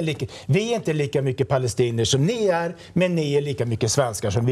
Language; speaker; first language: Swedish; native; Swedish